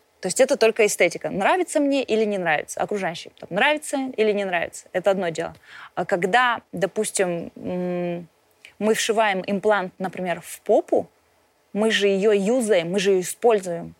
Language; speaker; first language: Russian; native; Russian